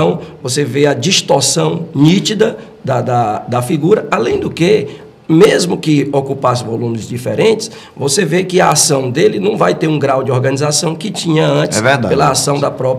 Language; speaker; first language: Portuguese; native; Portuguese